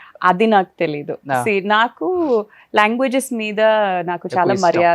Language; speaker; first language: Telugu; non-native, learner; Malayalam